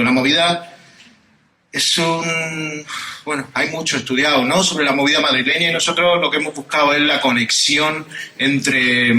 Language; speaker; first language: Spanish; native; Spanish